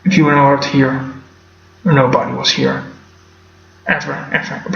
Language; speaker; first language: English; non-native, fluent; Dutch